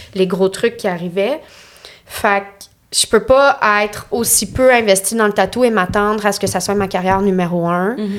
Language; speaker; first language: French; native; French